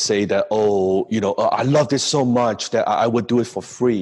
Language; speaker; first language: English; non-native, local second language; Cantonese